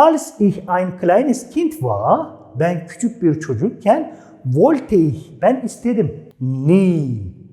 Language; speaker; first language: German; non-native, fluent; Turkish